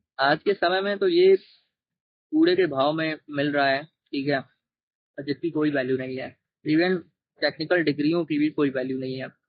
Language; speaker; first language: Hindi; native; Hindi